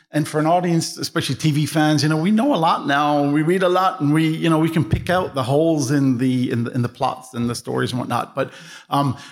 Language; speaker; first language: English; native; English